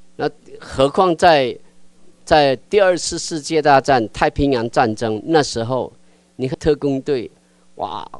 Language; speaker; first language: Chinese; non-native, local second language; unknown